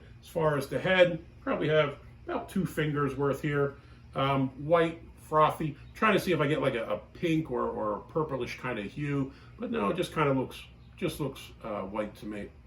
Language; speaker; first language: English; native; English